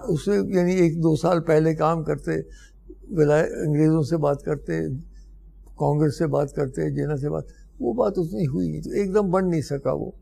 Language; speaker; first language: Hindi; non-native, local second language; Dogri